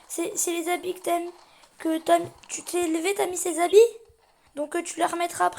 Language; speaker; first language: French; native; French